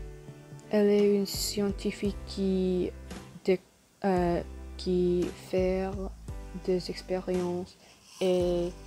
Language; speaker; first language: French; non-native, learner; English